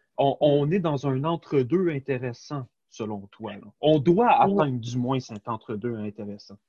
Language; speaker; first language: French; native; French